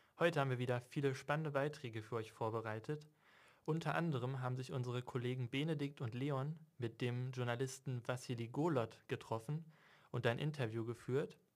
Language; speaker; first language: German; native; German